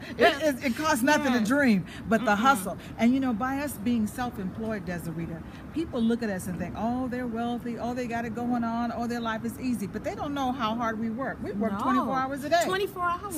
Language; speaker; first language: English; native; English